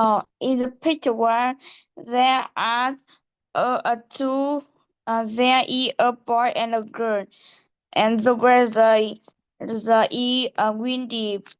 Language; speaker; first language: English; non-native, learner; Vietnamese